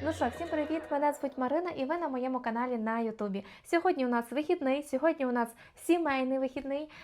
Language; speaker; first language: Ukrainian; native; Ukrainian